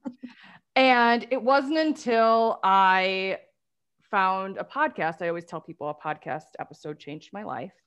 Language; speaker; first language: English; native; English